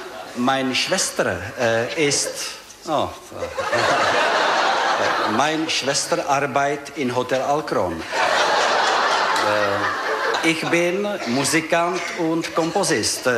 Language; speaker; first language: German; non-native, learner; Czech